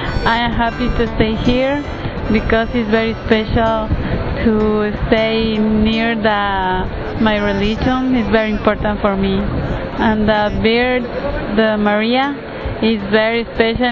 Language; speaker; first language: English; non-native, learner; Spanish